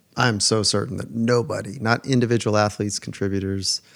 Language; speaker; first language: English; native; English